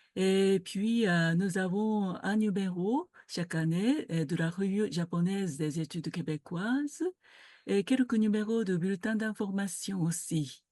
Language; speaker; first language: French; non-native, fluent; Japanese